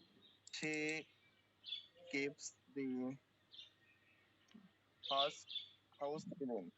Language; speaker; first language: English; non-native, learner; Bangla